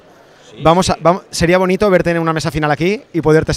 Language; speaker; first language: Spanish; native; Spanish